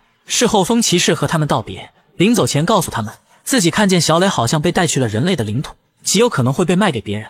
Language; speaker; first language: Chinese; native; Chinese